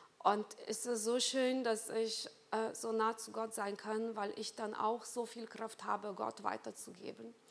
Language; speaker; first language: German; non-native, fluent; Lithuanian